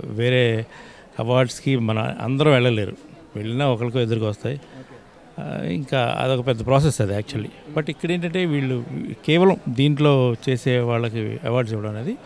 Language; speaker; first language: Telugu; native; Telugu